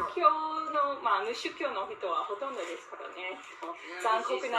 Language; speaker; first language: Japanese; non-native, fluent; English